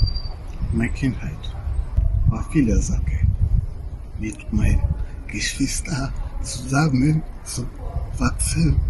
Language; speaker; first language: German; non-native, learner; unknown